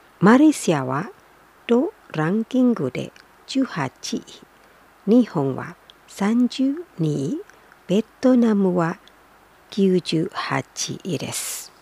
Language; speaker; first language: Japanese; non-native, fluent; Indonesian